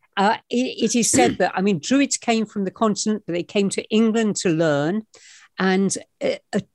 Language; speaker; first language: English; native; English